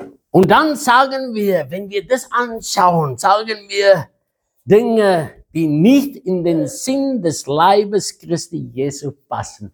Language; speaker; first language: German; non-native, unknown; Afrikaans